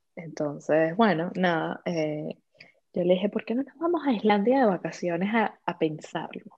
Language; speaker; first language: Spanish; native; Spanish